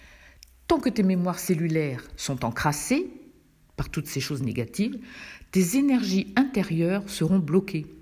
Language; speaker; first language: French; native; French